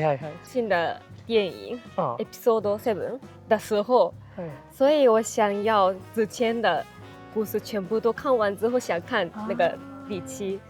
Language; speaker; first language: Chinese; non-native, fluent; Japanese